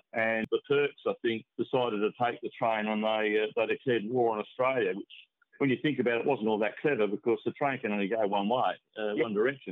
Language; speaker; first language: English; native; English